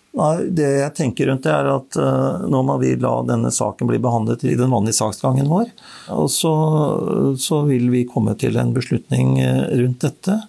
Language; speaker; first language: Norwegian; native; Norwegian